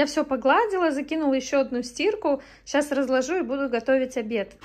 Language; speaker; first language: Russian; native; Russian